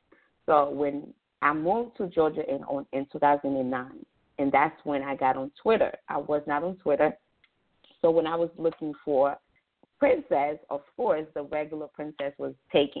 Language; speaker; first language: English; non-native, fluent; Haitian Creole